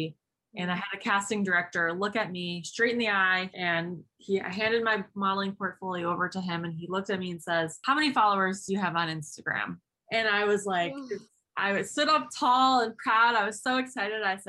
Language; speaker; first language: English; native; English